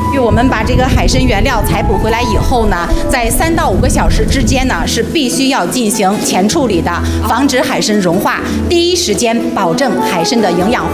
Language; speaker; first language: Chinese; native; Chinese